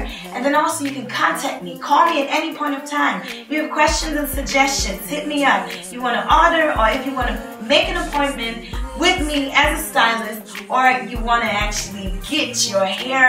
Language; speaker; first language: English; non-native, fluent; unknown